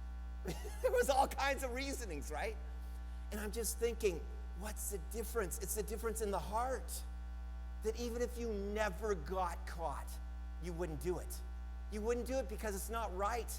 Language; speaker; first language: English; native; English